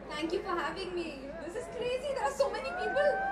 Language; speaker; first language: English; non-native, local second language; Hindi